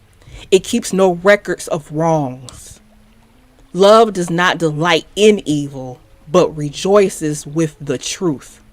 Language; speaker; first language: English; native; English